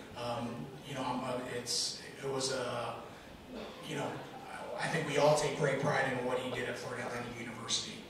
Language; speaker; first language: English; native; English